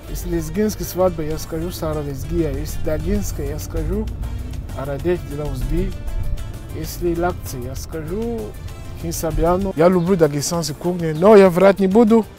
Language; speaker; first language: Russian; non-native, fluent; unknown